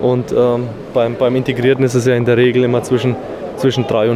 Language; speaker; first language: German; native; German